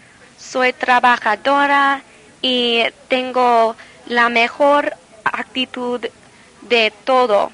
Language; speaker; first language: Spanish; non-native, learner; English